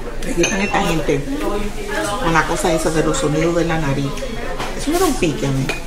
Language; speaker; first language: Spanish; early bilingual, heritage; Spanish